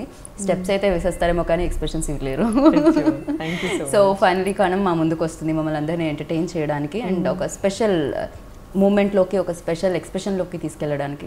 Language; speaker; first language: Telugu; native; Telugu